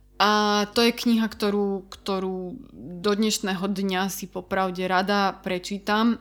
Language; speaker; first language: Slovak; native; Slovak